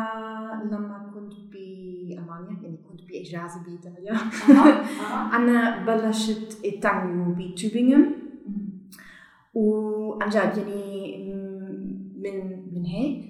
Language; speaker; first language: Arabic; non-native, learner; German